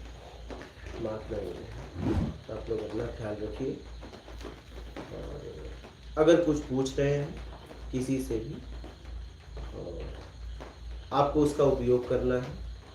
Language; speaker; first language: Hindi; native; Hindi